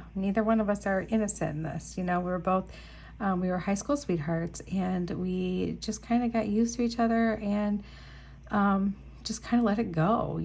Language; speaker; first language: English; native; English